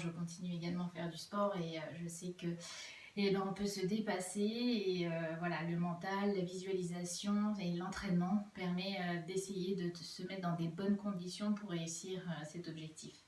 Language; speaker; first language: French; native; French